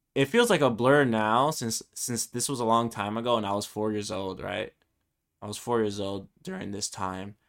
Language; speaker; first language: English; early bilingual, other home language; Spanish